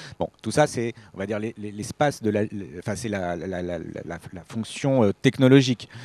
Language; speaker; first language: French; native; French